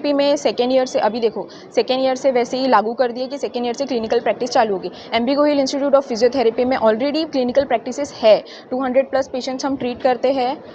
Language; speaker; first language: Hindi; non-native, local second language; Gujarati